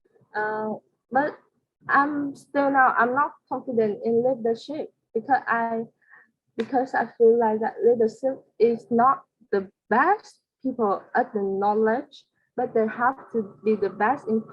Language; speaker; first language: English; non-native, learner; Vietnamese